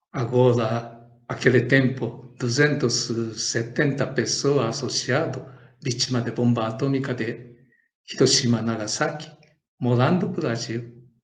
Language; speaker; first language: Portuguese; non-native, learner; Japanese